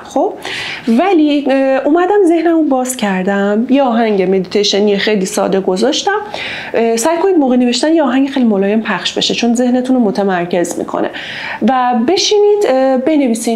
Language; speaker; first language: Persian; native; Persian